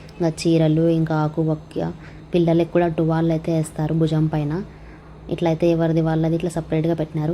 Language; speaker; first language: Telugu; non-native, local second language; Urdu